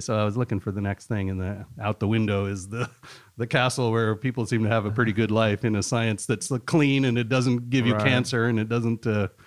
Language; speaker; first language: English; native; English